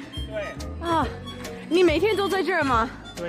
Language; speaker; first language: Chinese; non-native, fluent; English